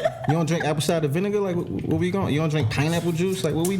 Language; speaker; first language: English; native; English